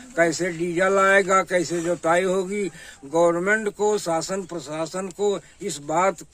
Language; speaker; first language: Hindi; native; Hindi